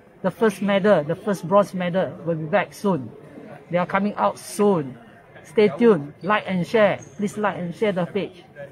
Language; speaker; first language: English; non-native, local second language; Chinese